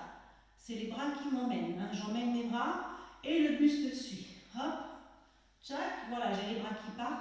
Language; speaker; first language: French; native; French